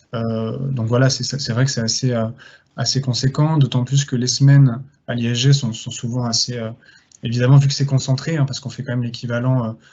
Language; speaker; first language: French; native; French